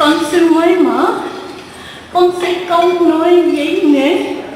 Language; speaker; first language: Vietnamese; early bilingual, other home language; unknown